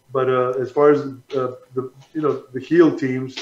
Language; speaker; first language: English; native; English